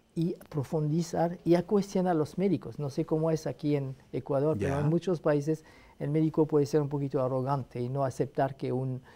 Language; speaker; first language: Spanish; non-native, fluent; Arabic